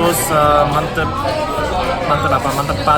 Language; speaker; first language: Indonesian; non-native, learner; German